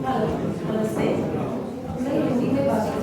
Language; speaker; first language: Hindi; non-native, local second language; Marathi